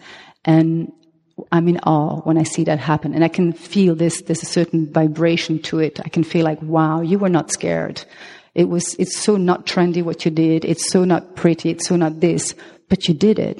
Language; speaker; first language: English; non-native, fluent; French